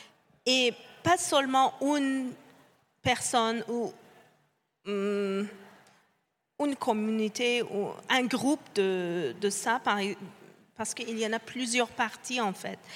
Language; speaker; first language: French; non-native, fluent; Persian